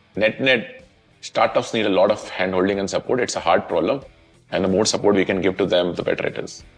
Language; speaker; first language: English; non-native, local second language; Hindi